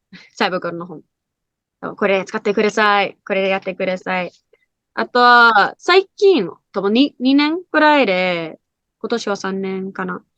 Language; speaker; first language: Japanese; non-native, learner; English